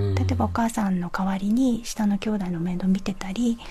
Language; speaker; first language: Japanese; native; Japanese